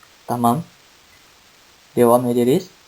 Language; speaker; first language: Turkish; non-native, fluent; Indonesian